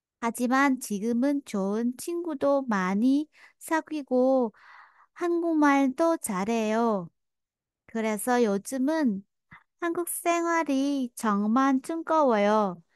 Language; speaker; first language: Korean; non-native, fluent; Vietnamese